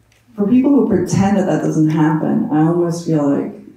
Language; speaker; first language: English; native; English